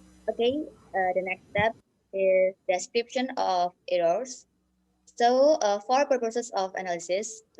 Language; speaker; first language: English; non-native, learner; Indonesian